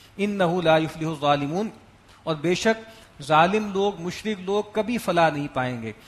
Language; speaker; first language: Urdu; native; Urdu